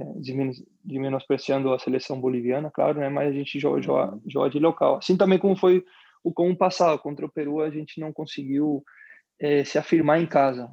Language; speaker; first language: Portuguese; non-native, fluent; Spanish